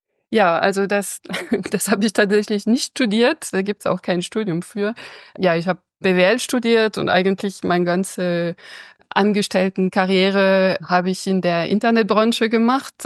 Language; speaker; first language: German; non-native, fluent; French